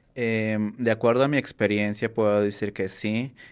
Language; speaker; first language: Spanish; non-native, local second language; Nahuatl languages